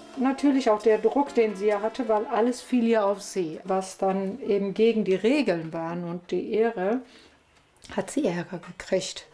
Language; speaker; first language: German; early bilingual, other home language; Turkish